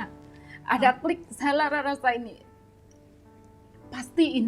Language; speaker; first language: Indonesian; non-native, local second language; Javanese